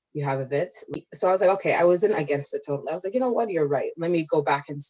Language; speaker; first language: English; non-native, fluent; Somali